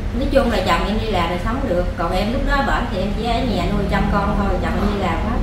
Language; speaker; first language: Vietnamese; native; Vietnamese